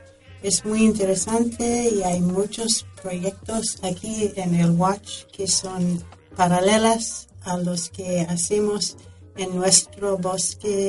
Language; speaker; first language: Spanish; non-native, fluent; English